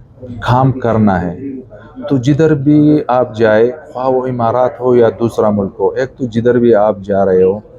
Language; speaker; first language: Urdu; non-native, local second language; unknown